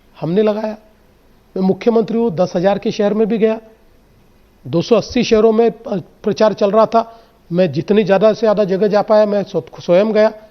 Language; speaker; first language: Hindi; non-native, local second language; Marathi